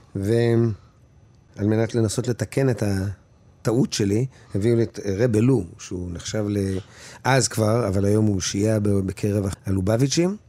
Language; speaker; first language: Hebrew; native; Hebrew